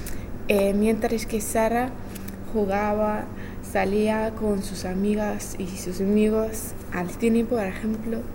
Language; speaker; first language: Spanish; non-native, fluent; English